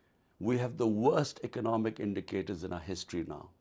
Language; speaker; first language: English; non-native, local second language; Urdu